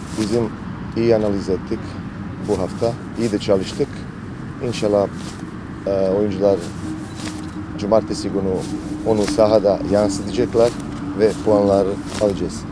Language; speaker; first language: Turkish; non-native, learner; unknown